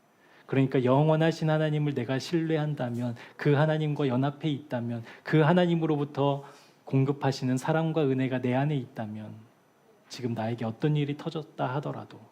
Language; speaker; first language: Korean; native; Korean